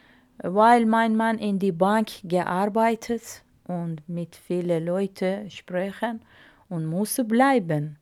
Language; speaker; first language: German; non-native, learner; Arabic